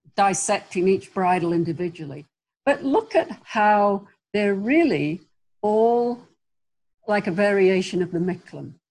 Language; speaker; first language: English; native; English